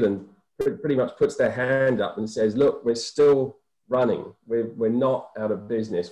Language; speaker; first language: English; native; English